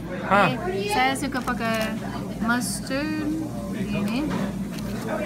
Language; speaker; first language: Indonesian; non-native, learner; English